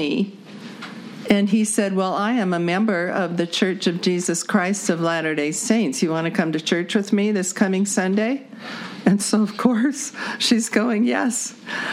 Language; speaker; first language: English; native; English